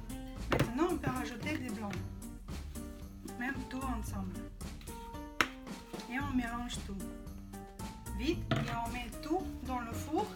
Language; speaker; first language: French; non-native, fluent; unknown